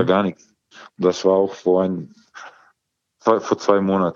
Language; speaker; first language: German; non-native, learner; Croatian